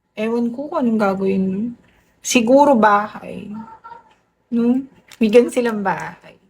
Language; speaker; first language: Filipino; native; Filipino